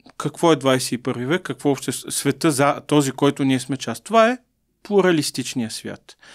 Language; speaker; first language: Bulgarian; native; Bulgarian